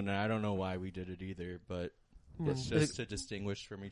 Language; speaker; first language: English; native; English